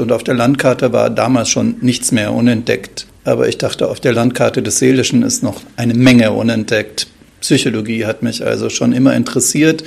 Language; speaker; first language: German; native; German